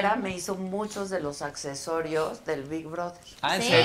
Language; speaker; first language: Spanish; native; Spanish